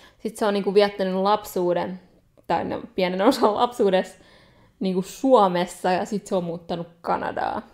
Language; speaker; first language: Finnish; early bilingual, other home language; Nepali